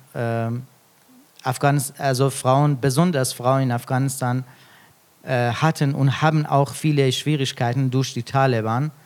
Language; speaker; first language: German; non-native, fluent; Persian